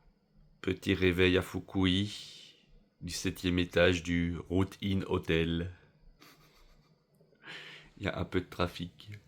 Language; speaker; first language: French; native; French